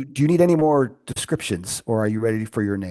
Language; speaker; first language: English; native; English